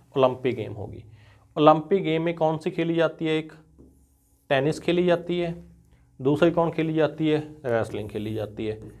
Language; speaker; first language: Hindi; non-native, local second language; Punjabi